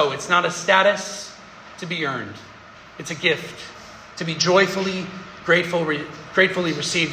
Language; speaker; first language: English; native; English